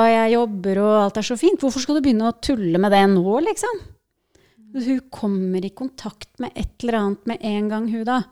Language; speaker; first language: Norwegian; native; Norwegian